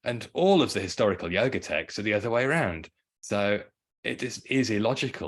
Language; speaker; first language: English; native; English